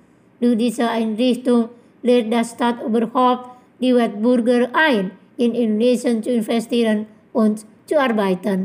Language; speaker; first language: German; non-native, fluent; Indonesian